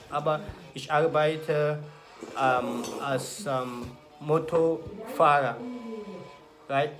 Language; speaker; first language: German; non-native, learner; Yoruba